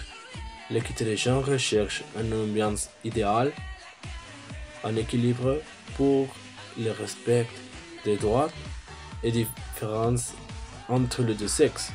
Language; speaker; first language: French; non-native, learner; Spanish